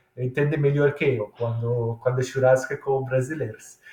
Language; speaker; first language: Portuguese; non-native, fluent; Italian